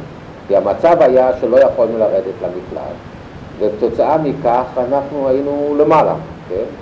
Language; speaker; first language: Hebrew; non-native, fluent; German